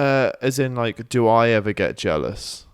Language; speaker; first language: English; native; English